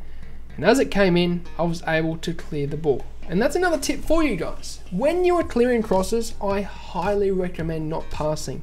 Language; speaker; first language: English; native; English